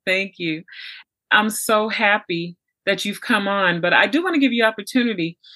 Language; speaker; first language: English; native; English